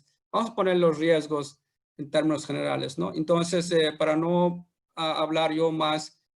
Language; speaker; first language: Spanish; non-native, fluent; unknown